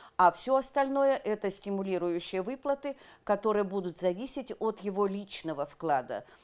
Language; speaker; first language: Russian; native; Russian